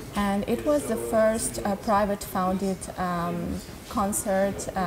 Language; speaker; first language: English; non-native, fluent; Ukrainian